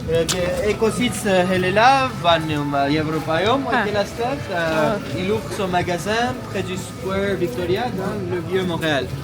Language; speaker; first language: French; early bilingual, other home language; Armenian